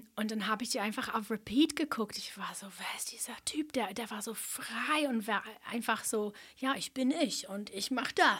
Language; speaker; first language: German; non-native, fluent; English